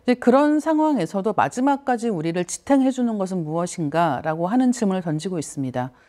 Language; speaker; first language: Korean; native; Korean